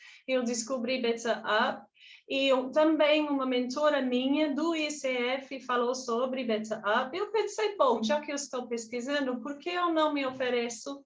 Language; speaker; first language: Portuguese; non-native, fluent; English